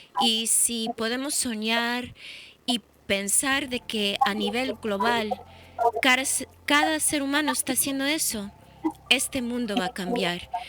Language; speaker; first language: Spanish; early bilingual, heritage; English